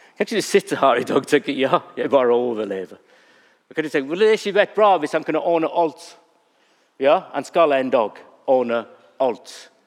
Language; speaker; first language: Norwegian; non-native, fluent; English